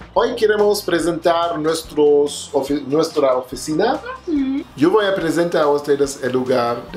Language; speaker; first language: Spanish; non-native, fluent; German